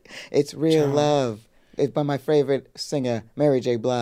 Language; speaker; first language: English; native; English